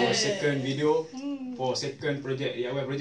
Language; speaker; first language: English; non-native, learner; Malay